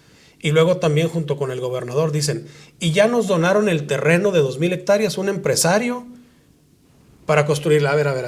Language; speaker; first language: Spanish; native; Spanish